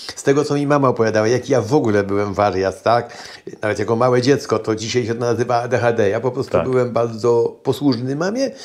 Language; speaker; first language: Polish; native; Polish